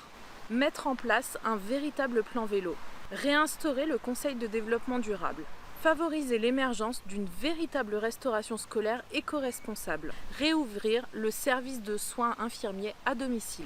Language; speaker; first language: French; native; French